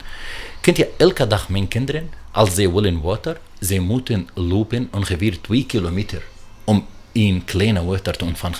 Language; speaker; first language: Dutch; non-native, learner; Arabic